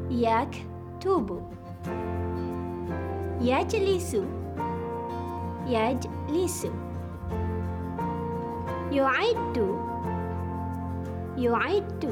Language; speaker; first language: Arabic; non-native, fluent; Malay